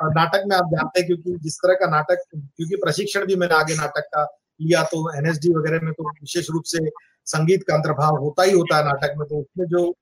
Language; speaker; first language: Hindi; non-native, local second language; Marathi